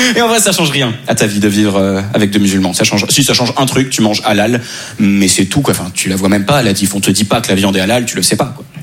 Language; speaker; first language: French; native; French